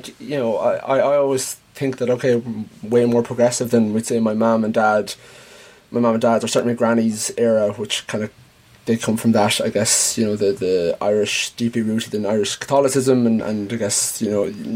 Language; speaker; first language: English; native; English